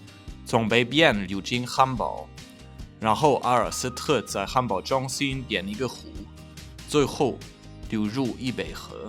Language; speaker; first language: Chinese; non-native, fluent; German